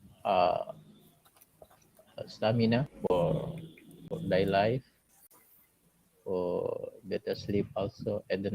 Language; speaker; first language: English; non-native, learner; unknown